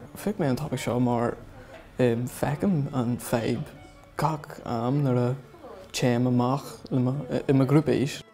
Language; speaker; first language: Irish; non-native, local second language; English